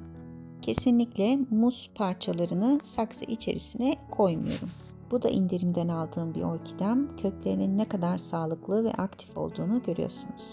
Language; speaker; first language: Turkish; native; Turkish